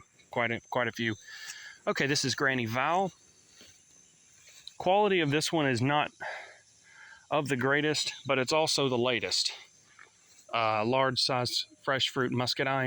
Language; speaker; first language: English; native; English